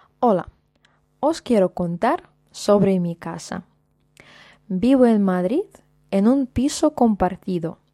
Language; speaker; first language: Spanish; non-native, fluent; Russian